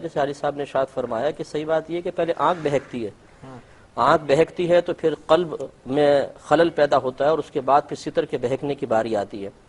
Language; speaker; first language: Urdu; native; Urdu